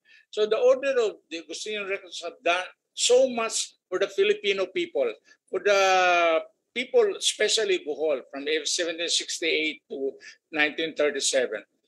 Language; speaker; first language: English; non-native, local second language; Filipino